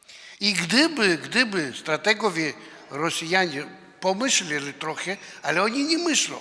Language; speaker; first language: Polish; non-native, fluent; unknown